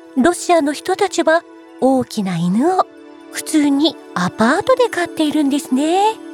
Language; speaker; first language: Japanese; native; Japanese